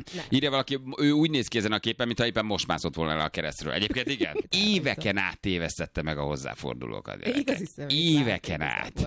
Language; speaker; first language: Hungarian; native; Hungarian